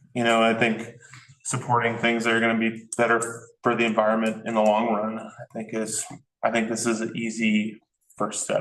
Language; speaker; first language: English; native; English